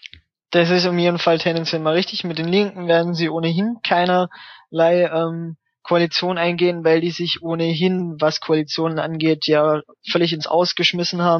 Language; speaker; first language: German; native; German